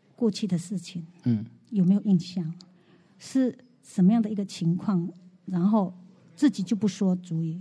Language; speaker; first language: Chinese; native; Chinese